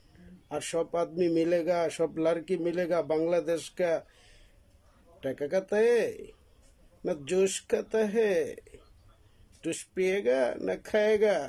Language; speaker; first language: Hindi; non-native, learner; Bangla